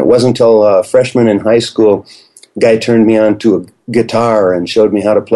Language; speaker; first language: English; native; English